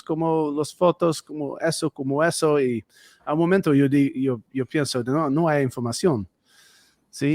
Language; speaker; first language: Spanish; non-native, fluent; Dutch